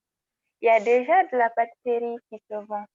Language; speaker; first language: French; non-native, local second language; Fula